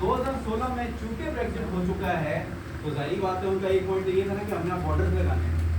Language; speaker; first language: Urdu; native; Urdu